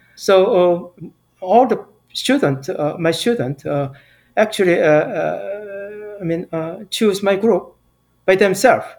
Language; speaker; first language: English; non-native, fluent; Korean